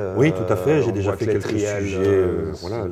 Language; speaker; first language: French; native; French